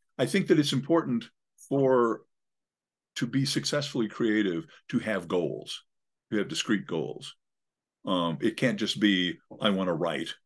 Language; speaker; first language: English; native; English